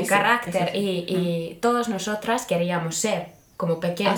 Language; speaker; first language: Spanish; non-native, fluent; Finnish